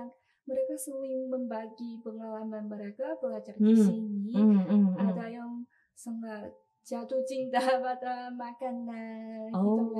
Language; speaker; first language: Indonesian; non-native, learner; Chinese